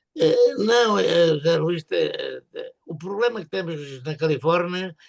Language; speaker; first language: Portuguese; native; Portuguese